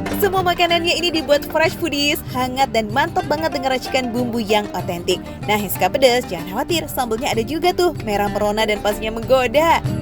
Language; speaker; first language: Indonesian; native; Indonesian